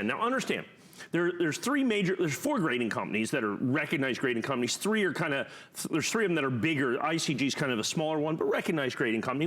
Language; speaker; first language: English; native; English